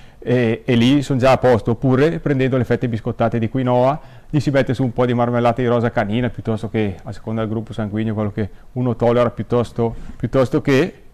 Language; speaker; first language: Italian; native; Italian